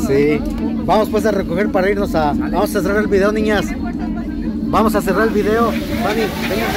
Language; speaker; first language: Spanish; native; Spanish